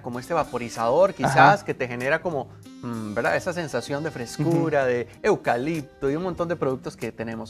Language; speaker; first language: Spanish; native; Spanish